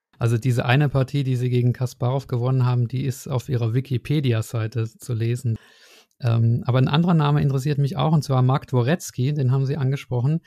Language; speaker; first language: German; native; German